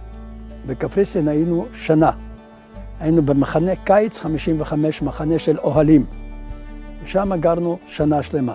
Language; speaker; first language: Hebrew; early bilingual, other home language; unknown